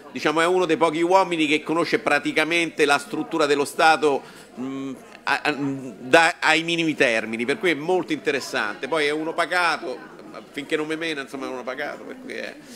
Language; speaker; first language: Italian; native; Italian